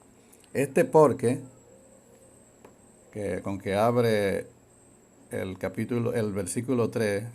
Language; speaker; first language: Spanish; native; Spanish